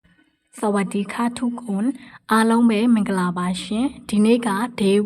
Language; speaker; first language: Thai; non-native, fluent; Burmese